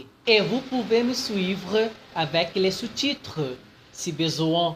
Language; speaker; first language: French; non-native, fluent; Portuguese